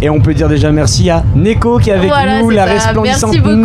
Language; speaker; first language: French; native; French